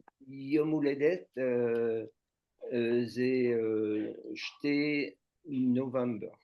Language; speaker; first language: Hebrew; non-native, learner; French